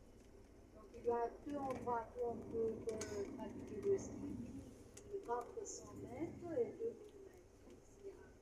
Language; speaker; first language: French; non-native, fluent; Romanian